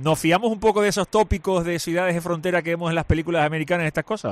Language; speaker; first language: Spanish; native; Spanish